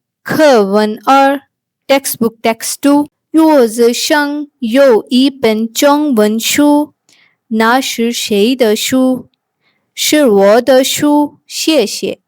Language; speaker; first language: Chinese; non-native, fluent; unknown